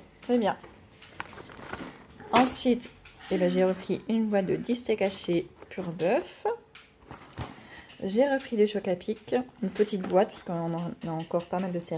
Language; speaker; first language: French; native; French